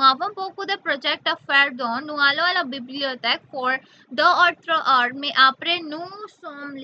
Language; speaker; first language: French; non-native, learner; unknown